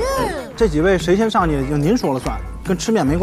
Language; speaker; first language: Chinese; native; Chinese